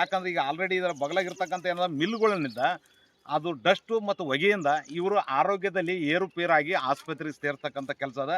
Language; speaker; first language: Kannada; native; Kannada